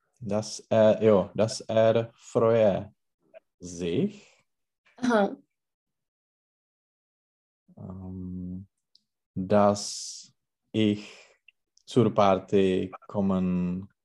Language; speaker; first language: German; non-native, learner; Czech